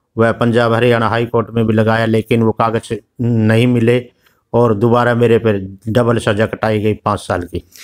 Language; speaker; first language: Hindi; native; Hindi